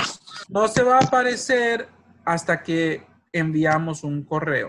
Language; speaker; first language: Spanish; early bilingual, heritage; Spanish